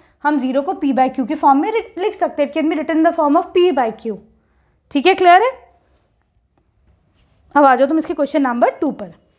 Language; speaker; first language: Hindi; native; Hindi